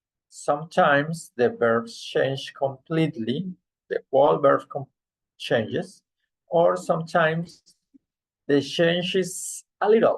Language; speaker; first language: English; non-native, fluent; Spanish